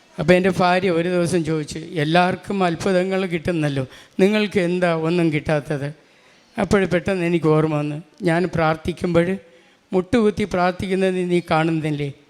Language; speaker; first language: Malayalam; non-native, local second language; Tamil